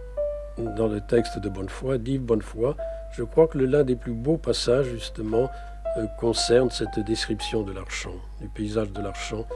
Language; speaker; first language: French; native; French